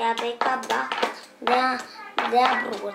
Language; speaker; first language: German; non-native, learner; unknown